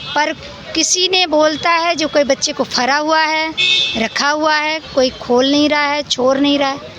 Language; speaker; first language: Hindi; native; Hindi